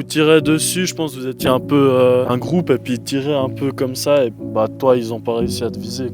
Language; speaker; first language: French; native; French